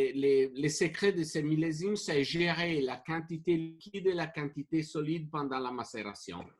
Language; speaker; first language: French; non-native, fluent; Italian